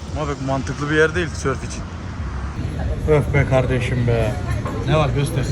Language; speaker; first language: Turkish; native; Turkish